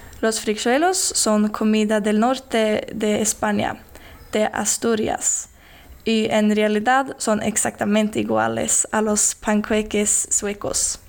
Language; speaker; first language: Spanish; non-native, learner; Swedish